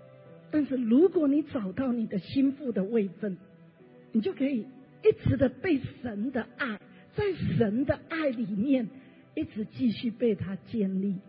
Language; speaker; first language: Chinese; native; Chinese